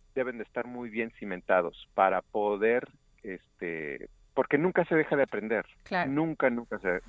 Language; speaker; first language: Spanish; native; Spanish